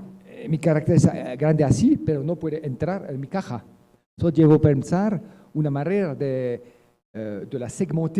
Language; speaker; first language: Spanish; non-native, learner; French